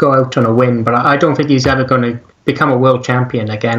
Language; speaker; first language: English; native; English